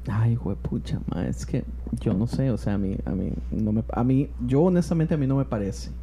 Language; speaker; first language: Spanish; native; Spanish